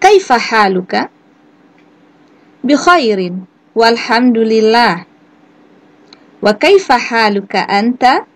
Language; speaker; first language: Arabic; non-native, learner; Indonesian